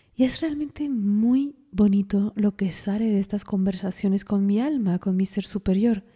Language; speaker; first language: Spanish; non-native, fluent; French